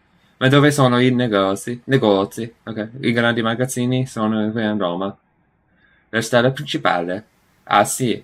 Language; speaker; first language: Italian; non-native, learner; English